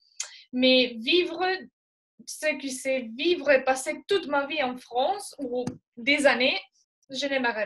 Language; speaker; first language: French; non-native, fluent; Spanish